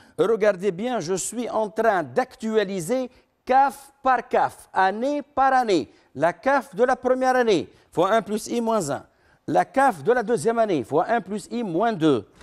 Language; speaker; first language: French; non-native, local second language; Arabic